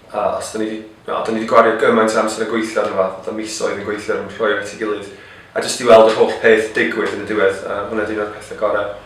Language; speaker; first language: Welsh; non-native, local second language; English